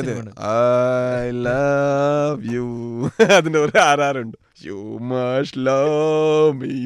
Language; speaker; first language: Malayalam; non-native, learner; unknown